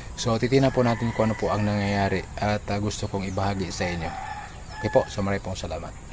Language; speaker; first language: Filipino; non-native, local second language; Cebuano